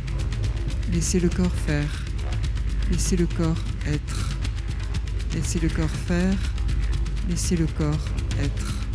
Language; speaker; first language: French; native; French